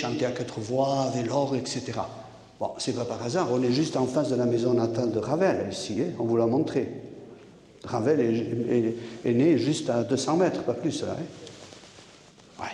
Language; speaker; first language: French; native; French